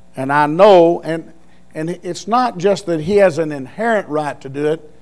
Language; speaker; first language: English; native; English